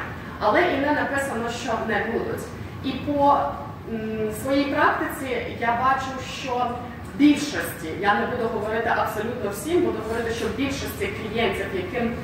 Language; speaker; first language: Ukrainian; native; Ukrainian